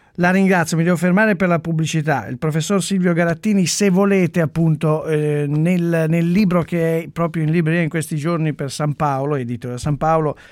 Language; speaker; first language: Italian; native; Italian